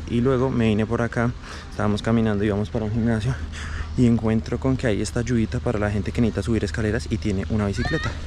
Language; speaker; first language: Spanish; native; Spanish